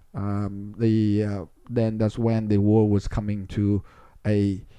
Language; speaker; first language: English; non-native, fluent; Vietnamese